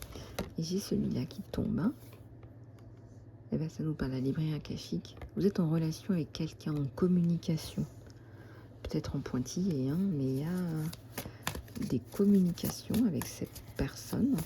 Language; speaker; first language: French; native; French